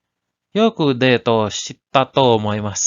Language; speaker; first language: Japanese; non-native, learner; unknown